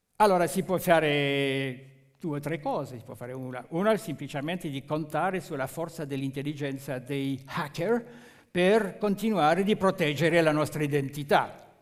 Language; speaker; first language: Italian; non-native, fluent; French